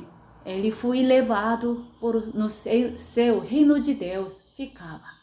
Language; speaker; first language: Portuguese; non-native, learner; Korean